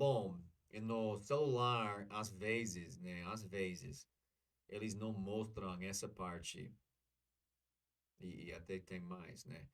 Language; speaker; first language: Portuguese; non-native, learner; English